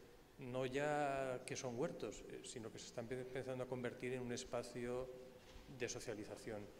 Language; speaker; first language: Spanish; native; Spanish